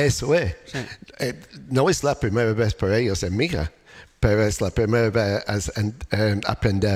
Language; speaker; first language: Spanish; non-native, learner; English